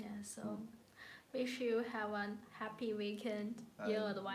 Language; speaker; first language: English; non-native, learner; Chinese